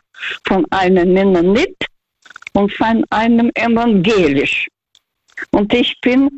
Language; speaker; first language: German; non-native, fluent; Russian